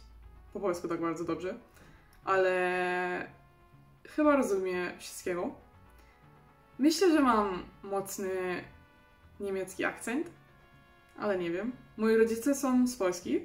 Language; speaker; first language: Polish; early bilingual, heritage; Polish